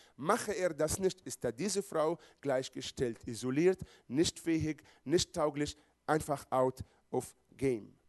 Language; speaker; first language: German; non-native, fluent; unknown